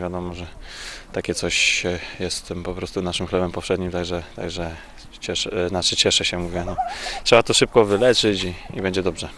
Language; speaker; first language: Polish; native; Polish